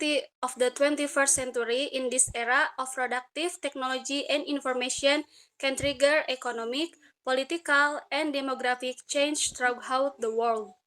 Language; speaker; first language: English; non-native, learner; Indonesian